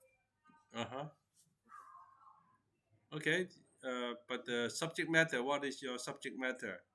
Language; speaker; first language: English; non-native, fluent; Chinese